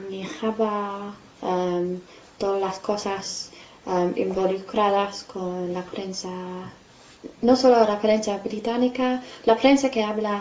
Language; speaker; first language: Spanish; non-native, fluent; English